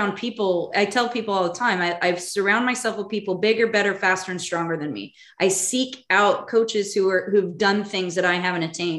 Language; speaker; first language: English; native; English